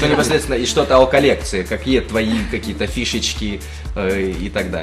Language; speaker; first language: Russian; native; Russian